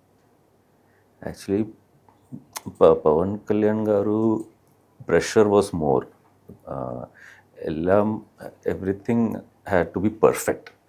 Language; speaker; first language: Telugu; non-native, learner; Malayalam